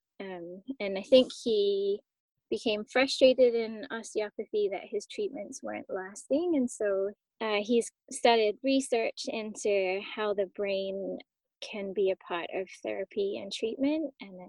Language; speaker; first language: English; native; English